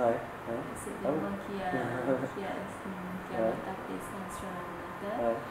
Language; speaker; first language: French; non-native, fluent; Vietnamese